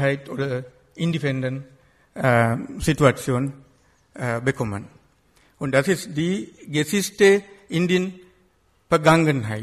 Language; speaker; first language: German; non-native, fluent; Sinhala